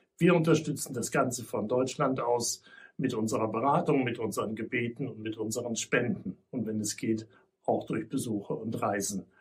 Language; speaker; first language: German; native; German